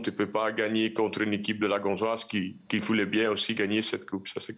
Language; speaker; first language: French; non-native, local second language; Dutch